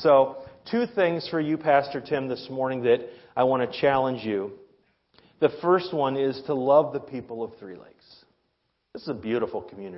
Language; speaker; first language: English; native; English